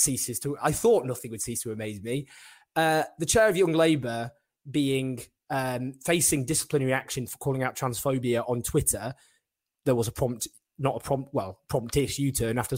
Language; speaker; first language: English; native; English